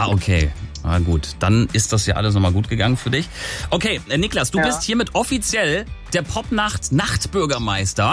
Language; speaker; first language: German; native; German